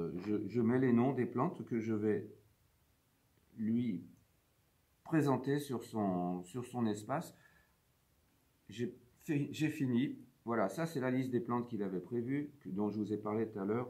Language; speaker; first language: French; native; French